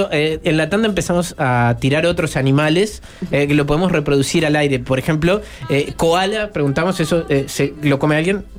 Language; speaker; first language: Spanish; native; Spanish